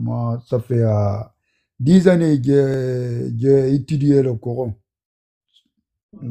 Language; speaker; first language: French; non-native, learner; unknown